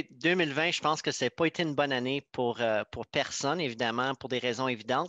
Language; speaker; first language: French; native; French